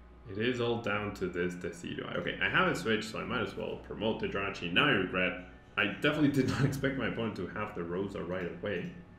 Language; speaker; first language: English; non-native, fluent; Spanish